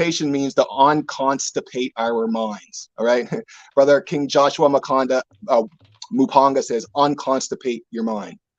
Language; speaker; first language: English; native; English